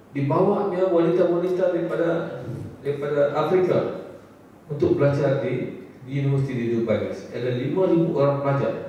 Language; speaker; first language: Malay; native; Malay